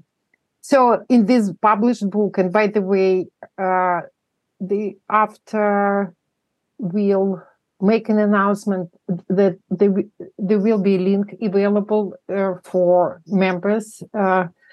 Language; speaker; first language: English; non-native, fluent; Russian